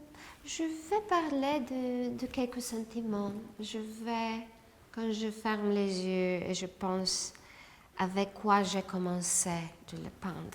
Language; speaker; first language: French; non-native, fluent; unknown